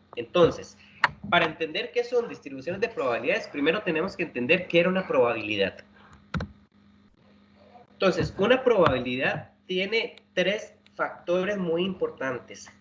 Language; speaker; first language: Spanish; native; Spanish